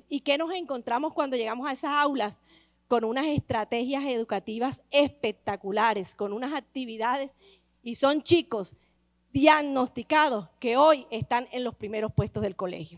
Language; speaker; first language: Spanish; native; Spanish